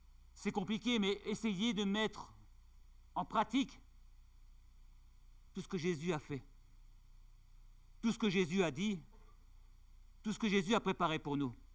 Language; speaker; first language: French; native; French